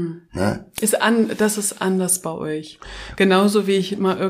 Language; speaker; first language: German; native; German